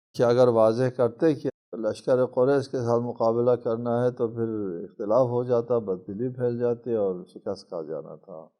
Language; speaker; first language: Urdu; non-native, local second language; Balti